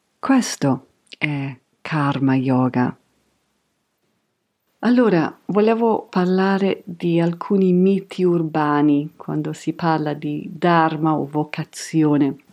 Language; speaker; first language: Italian; non-native, fluent; English